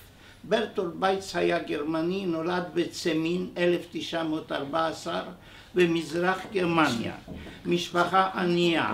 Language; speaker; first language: Hebrew; non-native, fluent; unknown